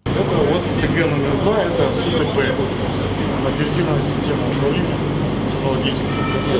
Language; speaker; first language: Russian; native; Russian